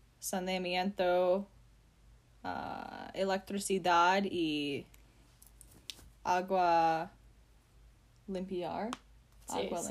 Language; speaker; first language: Spanish; non-native, learner; English